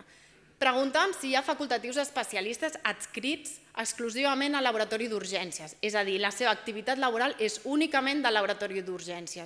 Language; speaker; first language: Catalan; native; Catalan